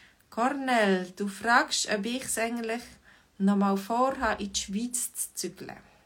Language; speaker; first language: German; native; German